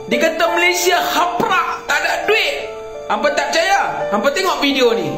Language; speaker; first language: Malay; native; Malay